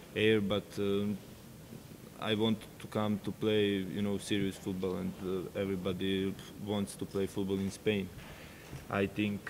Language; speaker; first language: English; non-native, fluent; Serbian